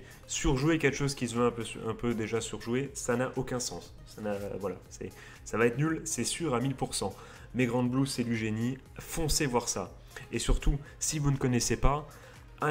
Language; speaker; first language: French; native; French